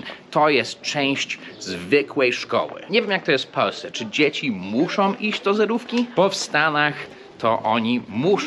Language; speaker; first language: Polish; early bilingual, heritage; English